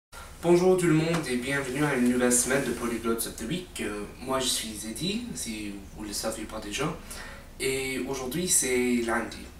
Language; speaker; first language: French; non-native, fluent; English